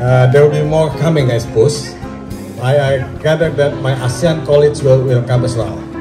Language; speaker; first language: English; non-native, fluent; Indonesian